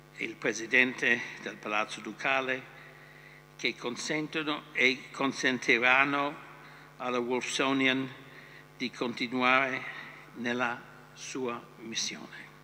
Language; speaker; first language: Italian; non-native, fluent; English